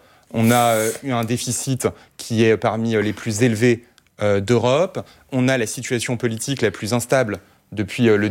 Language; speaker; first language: French; native; French